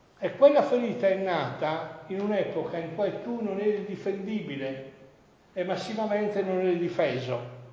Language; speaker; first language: Italian; native; Italian